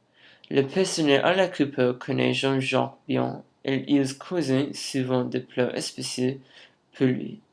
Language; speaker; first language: French; non-native, learner; English